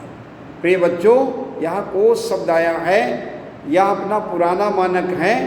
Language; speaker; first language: Hindi; native; Hindi